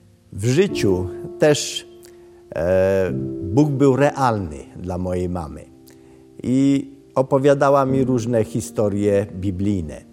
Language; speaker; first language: Polish; early bilingual, other home language; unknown